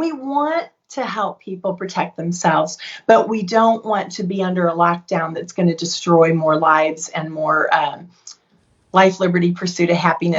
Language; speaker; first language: English; native; English